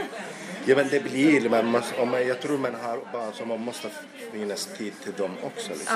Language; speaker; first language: Swedish; non-native, local second language; Arabic